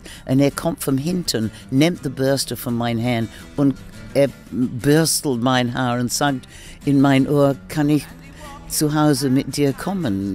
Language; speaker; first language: German; non-native, learner; English